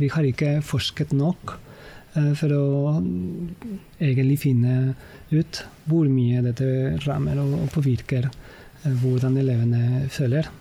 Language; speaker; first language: Norwegian; non-native, fluent; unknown